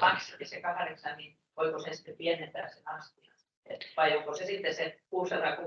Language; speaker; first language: Finnish; native; Finnish